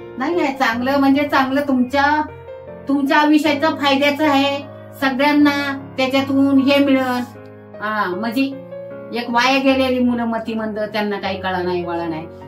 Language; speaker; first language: Marathi; native; Marathi